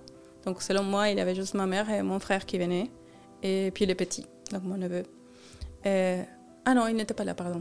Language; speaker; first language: French; non-native, fluent; Spanish